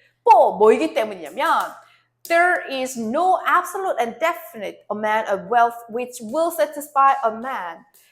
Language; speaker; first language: English; non-native, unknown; Korean